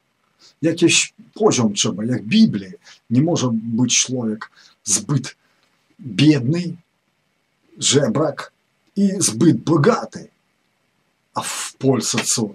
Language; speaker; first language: Polish; non-native, fluent; Ukrainian